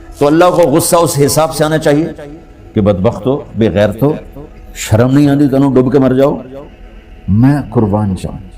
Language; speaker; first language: Urdu; non-native, local second language; Punjabi